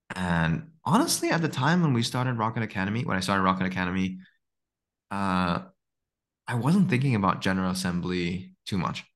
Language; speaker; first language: English; native; English